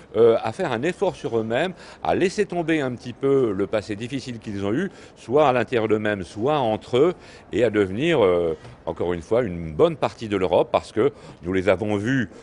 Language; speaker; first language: French; native; French